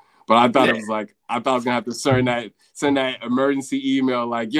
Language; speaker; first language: English; native; English